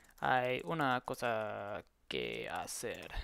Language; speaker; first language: Spanish; non-native, learner; English